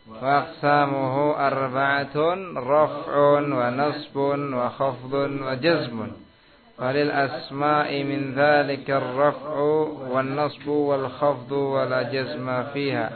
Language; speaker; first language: Arabic; non-native, fluent; Indonesian